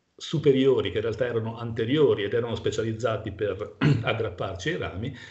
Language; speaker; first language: Italian; native; Italian